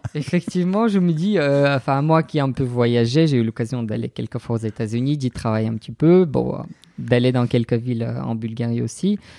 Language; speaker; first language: French; non-native, fluent; Bulgarian